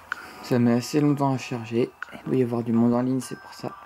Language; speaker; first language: French; native; French